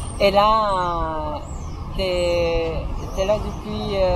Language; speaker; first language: French; non-native, fluent; Japanese